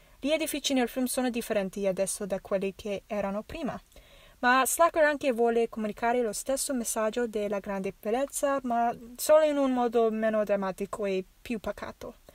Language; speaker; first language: Italian; non-native, learner; English